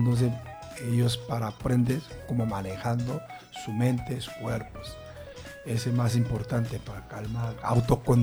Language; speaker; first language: Spanish; non-native, learner; Korean